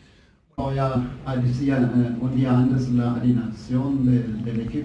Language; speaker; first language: Spanish; non-native, fluent; German